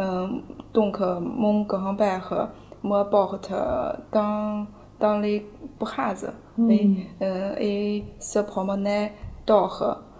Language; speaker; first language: French; non-native, learner; Chinese